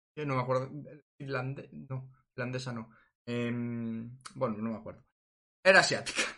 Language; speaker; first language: Spanish; native; Spanish